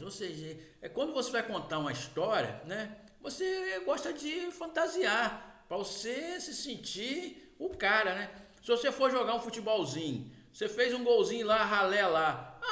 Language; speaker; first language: Portuguese; native; Portuguese